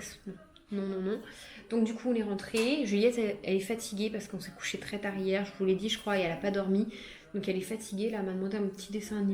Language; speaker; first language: French; native; French